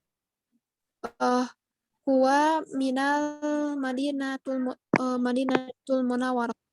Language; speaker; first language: Arabic; non-native, learner; Indonesian